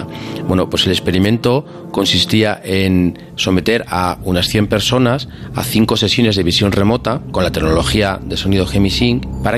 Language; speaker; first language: Spanish; native; Spanish